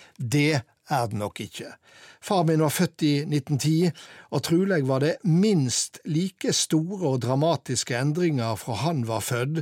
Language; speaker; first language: Norwegian; native; Norwegian